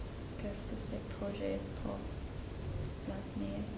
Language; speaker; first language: French; non-native, learner; English